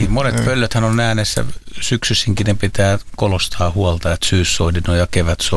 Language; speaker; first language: Finnish; native; Finnish